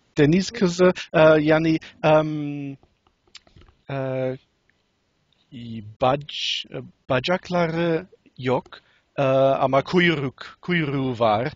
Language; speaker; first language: Turkish; non-native, learner; English